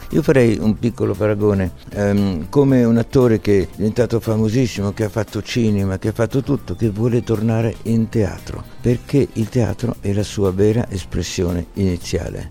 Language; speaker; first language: Italian; early bilingual, heritage; Italian